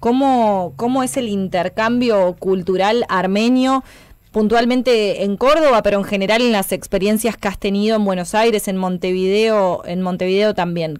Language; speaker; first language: Spanish; native; Spanish